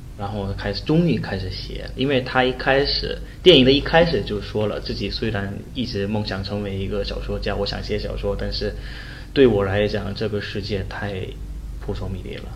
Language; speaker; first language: Chinese; non-native, fluent; Korean